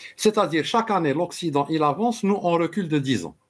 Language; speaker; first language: French; non-native, local second language; Arabic